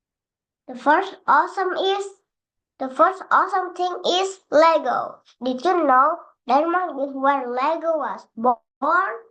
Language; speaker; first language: English; non-native, learner; Indonesian